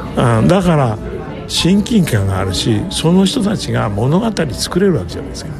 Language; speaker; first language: Japanese; native; Japanese